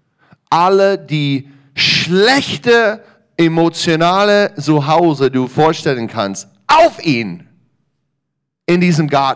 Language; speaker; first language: German; non-native, learner; English